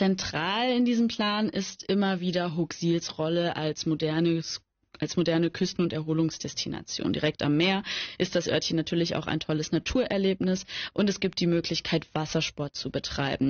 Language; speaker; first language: German; native; German